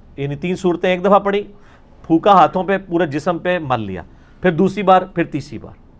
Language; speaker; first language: Urdu; native; Urdu